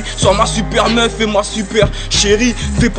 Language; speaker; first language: French; native; French